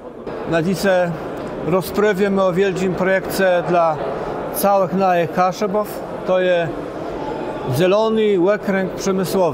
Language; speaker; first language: Polish; non-native, local second language; Kashubian